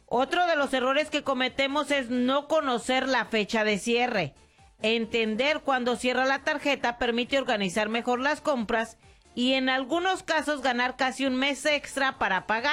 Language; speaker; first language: Spanish; native; Spanish